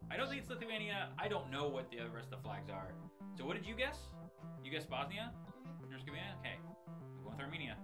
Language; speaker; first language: English; native; English